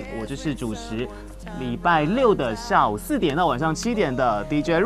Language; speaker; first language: Chinese; native; Chinese